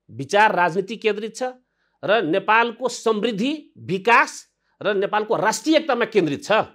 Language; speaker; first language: Nepali; non-native, local second language; Maithili